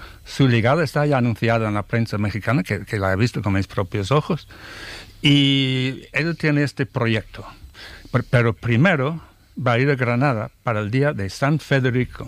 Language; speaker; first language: Spanish; non-native, fluent; English